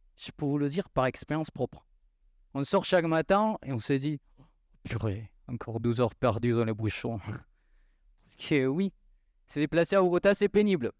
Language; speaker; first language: French; non-native, fluent; Spanish